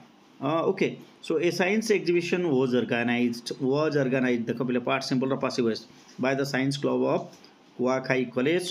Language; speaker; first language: English; non-native, local second language; Odia